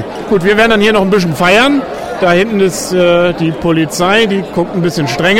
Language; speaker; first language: German; native; German